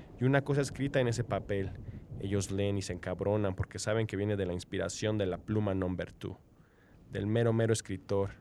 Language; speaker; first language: Spanish; native; Spanish